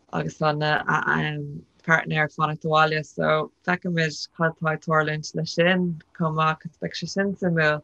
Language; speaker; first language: Irish; non-native, local second language; English